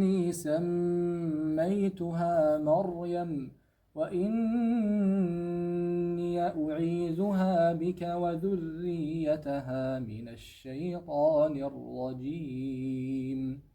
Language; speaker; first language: Arabic; native; Arabic